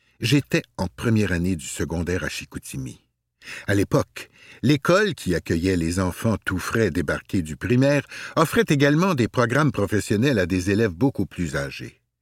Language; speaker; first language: French; native; French